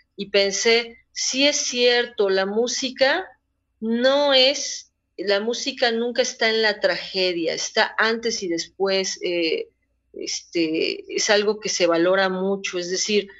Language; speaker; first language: Spanish; native; Spanish